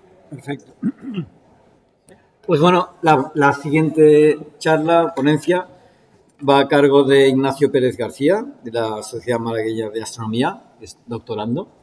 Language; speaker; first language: Spanish; native; Spanish